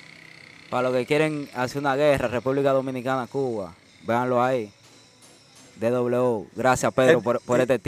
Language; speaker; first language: Spanish; native; Spanish